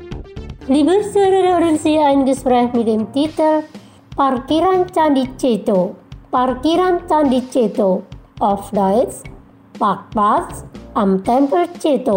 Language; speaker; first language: German; non-native, fluent; Indonesian